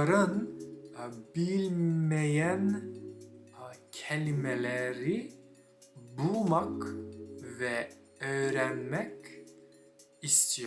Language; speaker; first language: Turkish; non-native, learner; English